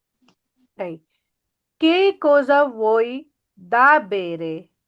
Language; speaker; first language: Italian; non-native, fluent; Hindi